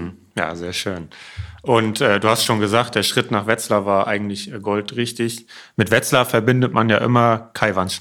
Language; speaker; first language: German; native; German